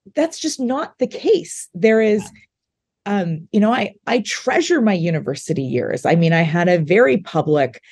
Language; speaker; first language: English; native; English